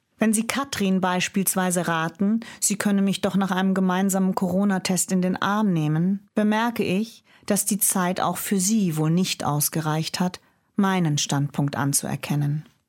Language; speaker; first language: German; native; German